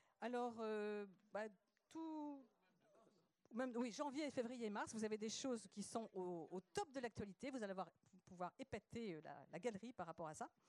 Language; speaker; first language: French; native; French